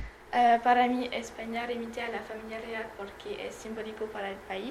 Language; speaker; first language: Spanish; non-native, learner; French